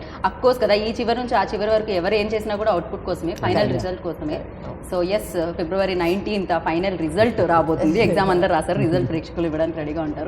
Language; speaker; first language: Telugu; native; Telugu